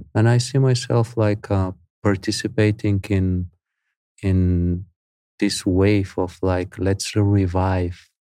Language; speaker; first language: English; non-native, fluent; Spanish